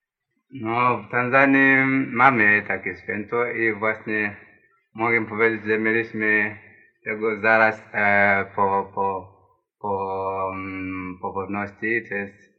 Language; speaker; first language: Polish; non-native, learner; Swahili